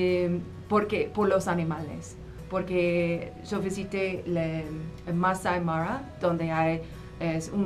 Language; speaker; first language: Spanish; non-native, fluent; English